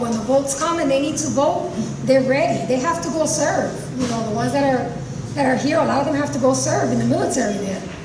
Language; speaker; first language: English; early bilingual, other home language; Spanish